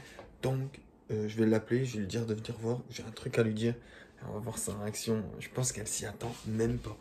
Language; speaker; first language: French; native; French